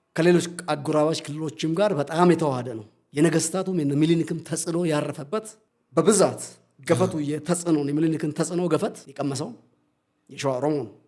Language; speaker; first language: Amharic; non-native, local second language; Oromo